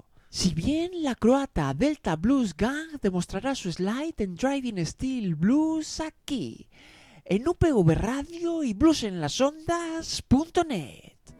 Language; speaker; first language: Spanish; native; Spanish